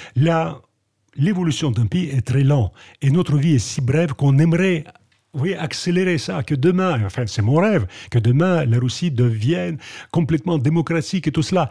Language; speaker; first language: French; non-native, fluent; Russian